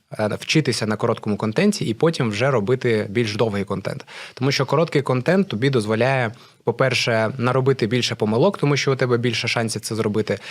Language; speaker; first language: Ukrainian; non-native, local second language; Russian